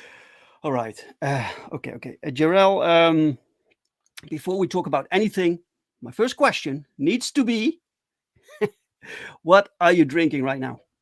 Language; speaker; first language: English; non-native, fluent; Dutch